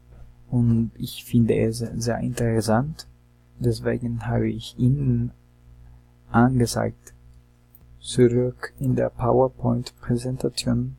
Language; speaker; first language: German; non-native, learner; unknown